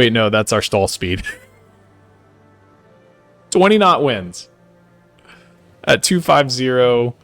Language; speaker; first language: English; native; English